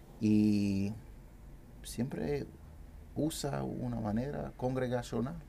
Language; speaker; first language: Spanish; non-native, fluent; English